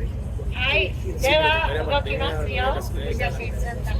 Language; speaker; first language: Japanese; native; Japanese